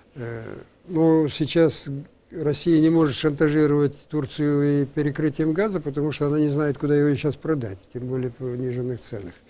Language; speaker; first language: Russian; non-native, local second language; Crimean Tatar